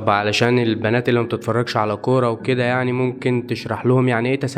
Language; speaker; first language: Arabic; native; Arabic